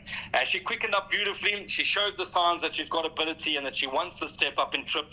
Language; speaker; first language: English; native; English